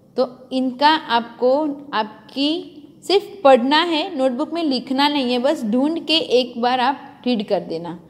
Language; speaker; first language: Hindi; non-native, local second language; Gujarati